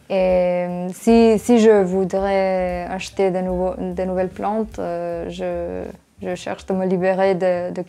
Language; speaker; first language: French; non-native, fluent; English